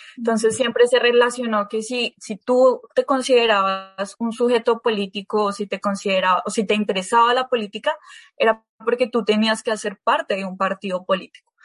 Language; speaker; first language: Spanish; native; Spanish